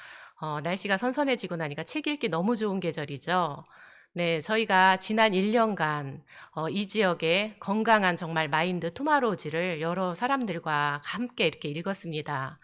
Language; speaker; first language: Korean; native; Korean